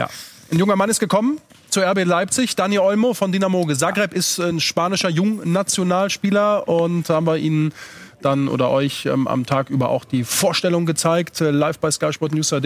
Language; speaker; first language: German; native; German